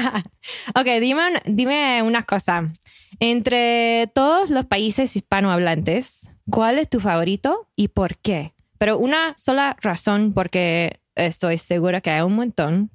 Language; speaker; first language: Spanish; non-native, learner; English